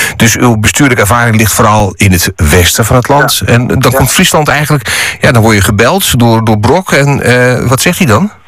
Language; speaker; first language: Dutch; non-native, local second language; Western Frisian